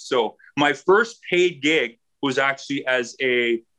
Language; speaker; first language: English; native; English